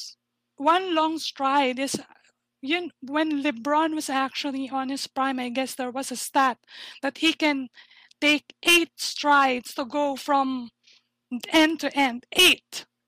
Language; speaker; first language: English; non-native, local second language; Filipino